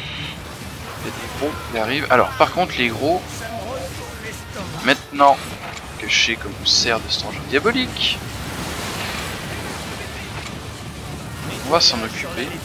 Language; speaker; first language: French; native; French